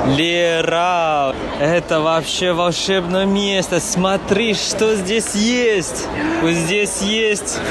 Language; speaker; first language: Russian; non-native, fluent; Chinese